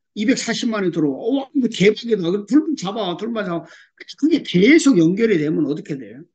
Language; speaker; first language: Korean; early bilingual, heritage; Korean